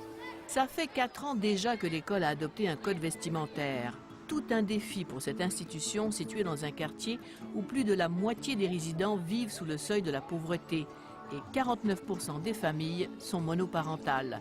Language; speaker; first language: French; native; French